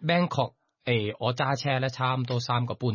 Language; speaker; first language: Cantonese; non-native, learner; Thai